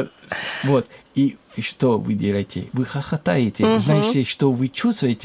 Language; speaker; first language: Russian; non-native, learner; French